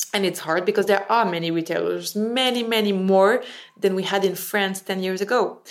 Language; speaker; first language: English; non-native, fluent; French